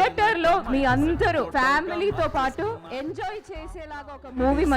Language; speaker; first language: Telugu; native; Telugu